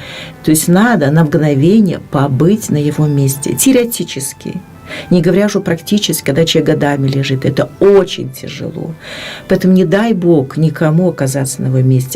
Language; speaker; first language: Russian; native; Russian